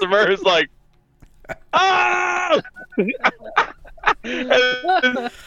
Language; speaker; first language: English; native; English